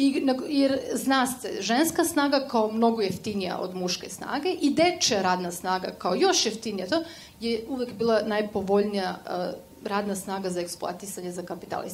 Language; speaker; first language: Serbian; native; Serbian